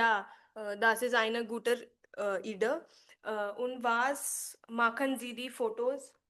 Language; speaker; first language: German; non-native, learner; Hindi